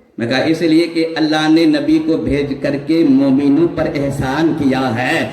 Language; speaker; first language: Urdu; native; Urdu